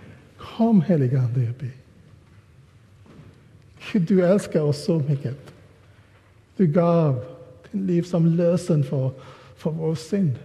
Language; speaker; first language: Swedish; non-native, fluent; English